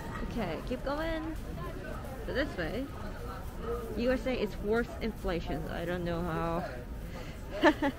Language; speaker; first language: English; non-native, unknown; Korean